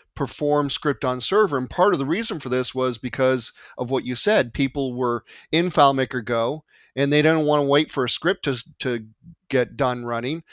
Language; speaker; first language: English; native; English